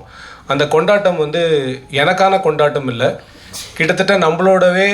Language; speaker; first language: Tamil; native; Tamil